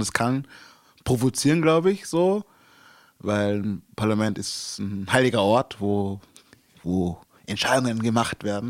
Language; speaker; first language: German; early bilingual, other home language; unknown